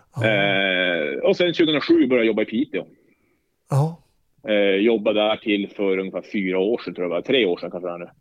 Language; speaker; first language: Swedish; native; Swedish